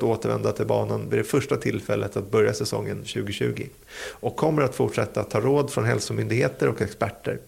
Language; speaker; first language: Swedish; native; Swedish